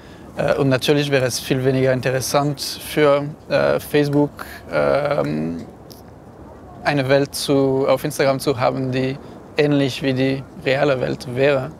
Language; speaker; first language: German; non-native, fluent; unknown